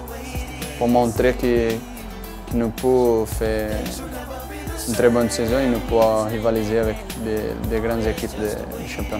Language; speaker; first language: French; non-native, learner; Portuguese